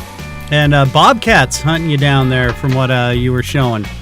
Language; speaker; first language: English; native; English